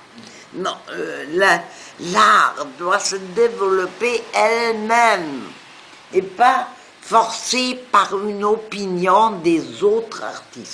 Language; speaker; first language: French; non-native, fluent; German